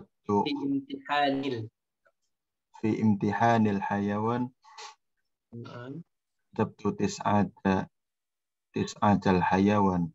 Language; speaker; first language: Arabic; non-native, learner; Indonesian